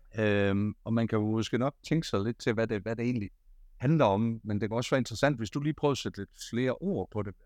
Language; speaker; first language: Danish; native; Danish